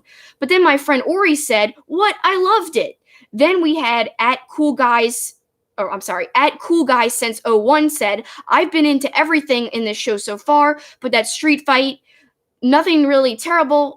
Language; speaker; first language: English; native; English